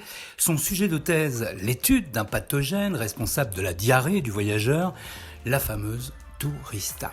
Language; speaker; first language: French; native; French